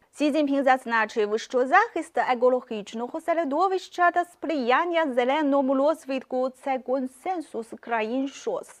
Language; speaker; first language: Ukrainian; non-native, fluent; Chinese